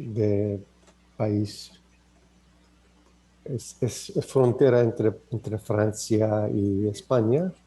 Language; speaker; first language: Spanish; non-native, learner; English